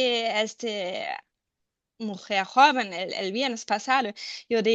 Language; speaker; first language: Spanish; non-native, fluent; German